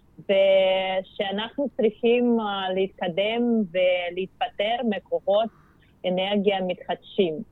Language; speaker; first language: Hebrew; non-native, fluent; Russian